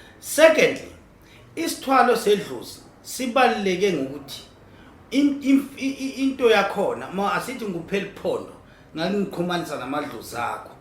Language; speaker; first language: Zulu; non-native, local second language; Northern Sotho